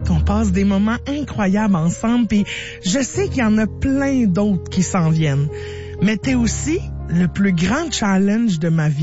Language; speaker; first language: French; native; French